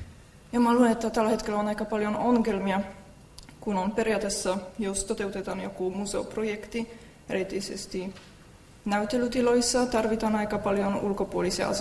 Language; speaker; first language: Finnish; non-native, fluent; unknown